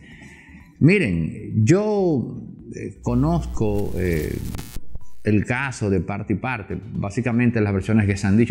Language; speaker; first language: Spanish; native; Spanish